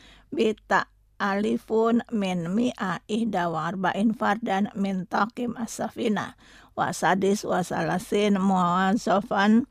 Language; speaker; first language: Arabic; non-native, fluent; Indonesian